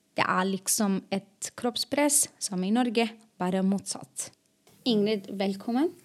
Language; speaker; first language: Norwegian; non-native, fluent; Arabic